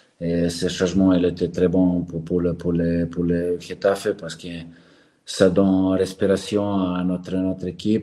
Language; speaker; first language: French; non-native, learner; Serbian